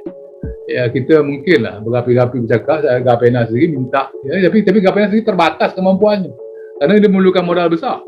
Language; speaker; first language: Malay; native; Malay